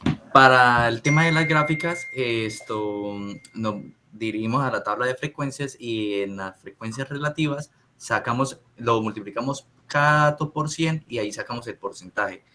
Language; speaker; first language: Spanish; native; Spanish